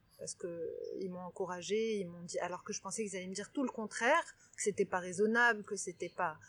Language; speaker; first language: French; non-native, local second language; Arabic